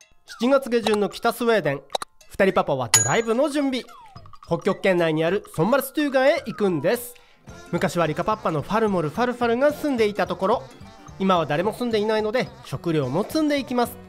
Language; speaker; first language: Japanese; native; Japanese